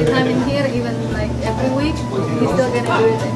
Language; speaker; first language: English; non-native, learner; Indonesian